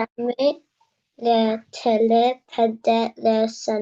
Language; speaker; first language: French; non-native, learner; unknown